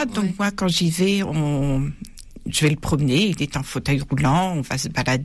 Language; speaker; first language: French; native; French